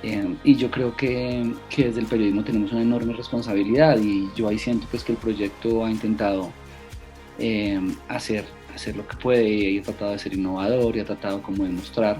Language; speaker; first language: Spanish; native; Spanish